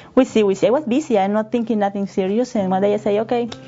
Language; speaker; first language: English; non-native, learner; Spanish